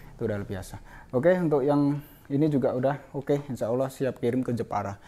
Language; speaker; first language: Indonesian; native; Indonesian